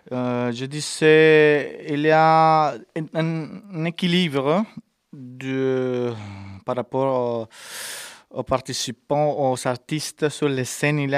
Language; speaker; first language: French; non-native, fluent; Spanish